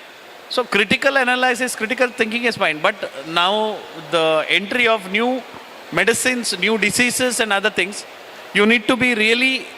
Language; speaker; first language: English; non-native, local second language; Kannada